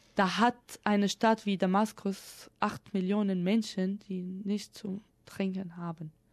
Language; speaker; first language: German; non-native, fluent; Arabic